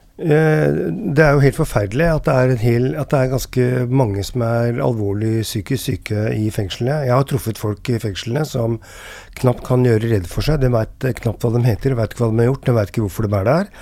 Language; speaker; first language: Norwegian; native; Norwegian